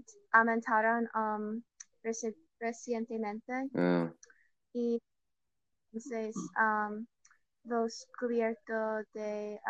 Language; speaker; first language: Spanish; non-native, learner; English